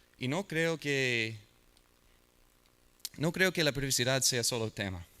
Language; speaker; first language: Spanish; non-native, learner; English